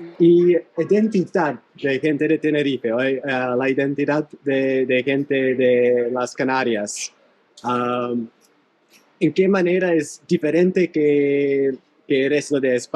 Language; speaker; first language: Spanish; non-native, fluent; English